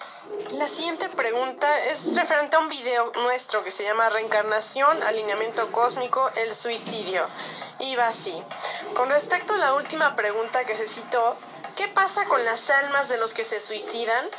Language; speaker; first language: Spanish; native; Spanish